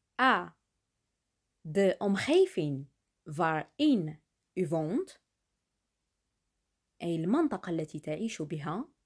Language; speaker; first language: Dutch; non-native, fluent; Arabic